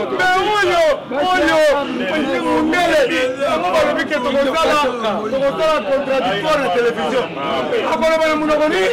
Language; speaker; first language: Lingala; native; Lingala